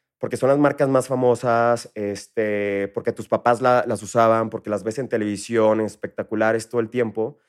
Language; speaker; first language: Spanish; native; Spanish